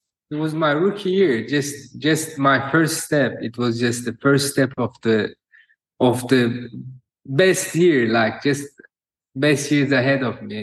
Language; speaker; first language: English; non-native, fluent; Turkish